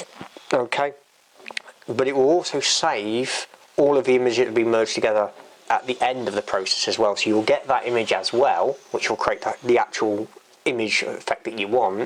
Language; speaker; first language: English; native; English